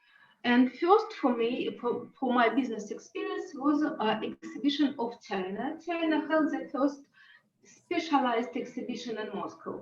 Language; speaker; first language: English; non-native, learner; Russian